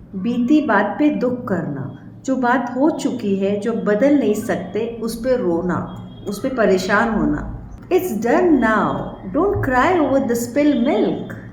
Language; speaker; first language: Hindi; native; Hindi